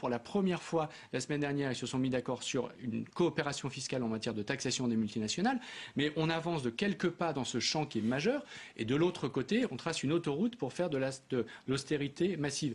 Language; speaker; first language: French; native; French